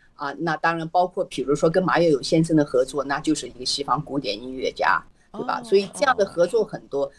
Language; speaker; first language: Chinese; native; Chinese